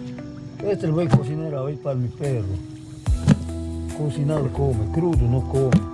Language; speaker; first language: Spanish; native; Spanish